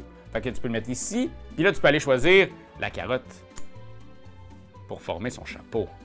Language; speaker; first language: French; native; French